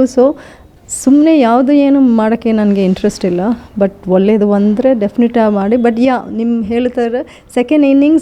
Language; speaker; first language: Kannada; non-native, learner; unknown